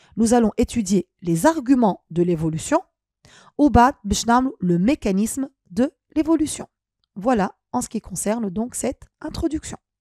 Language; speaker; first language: French; non-native, local second language; Arabic